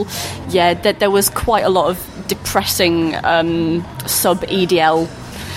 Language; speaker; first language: English; native; English